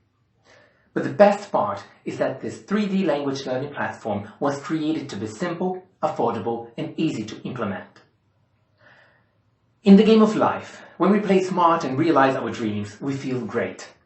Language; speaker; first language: English; non-native, fluent; Portuguese